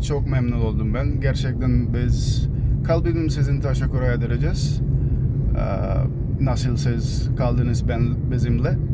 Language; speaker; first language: Turkish; non-native, learner; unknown